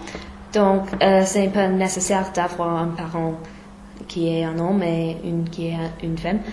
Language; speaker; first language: French; non-native, fluent; English